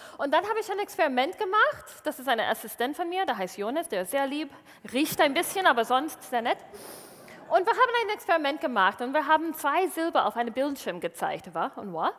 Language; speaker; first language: German; non-native, fluent; English